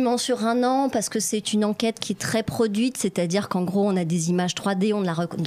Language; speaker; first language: French; native; French